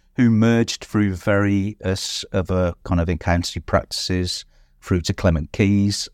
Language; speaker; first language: English; native; English